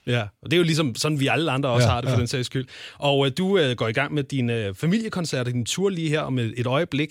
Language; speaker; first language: Danish; native; Danish